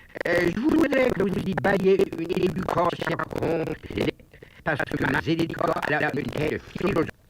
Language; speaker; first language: French; native; French